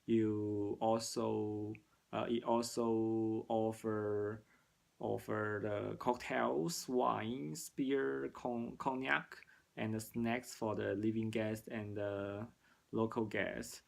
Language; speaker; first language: English; non-native, learner; Cantonese